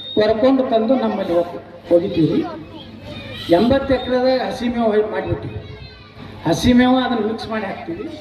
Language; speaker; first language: Kannada; native; Kannada